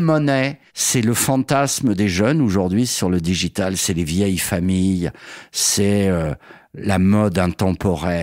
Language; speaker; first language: French; native; French